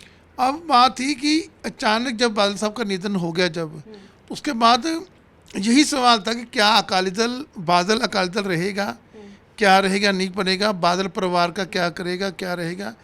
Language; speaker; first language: Hindi; non-native, local second language; Punjabi